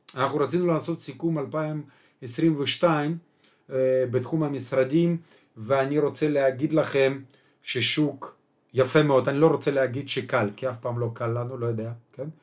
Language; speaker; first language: Hebrew; non-native, fluent; Russian